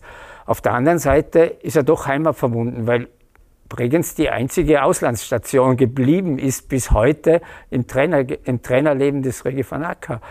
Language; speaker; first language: German; native; German